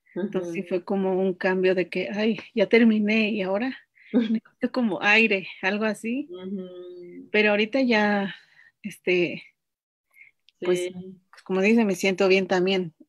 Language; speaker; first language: Spanish; non-native, local second language; Nahuatl languages